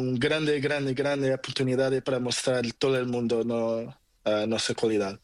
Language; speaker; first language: Spanish; non-native, learner; Portuguese